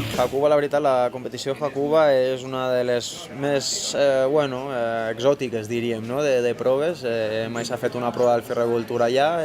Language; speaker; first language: Catalan; non-native, local second language; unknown